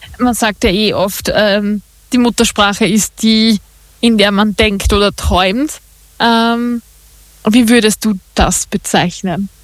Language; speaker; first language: German; native; German